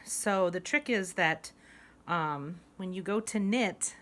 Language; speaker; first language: English; native; English